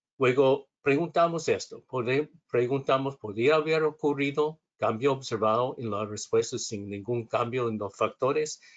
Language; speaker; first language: Spanish; non-native, learner; English